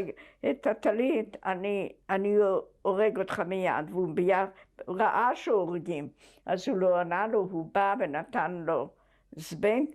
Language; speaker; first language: Hebrew; non-native, fluent; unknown